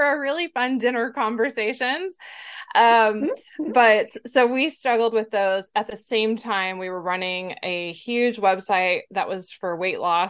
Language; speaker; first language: English; native; English